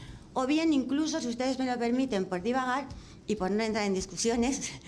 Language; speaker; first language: Spanish; native; Spanish